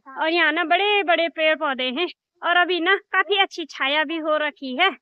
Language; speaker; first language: Hindi; native; Hindi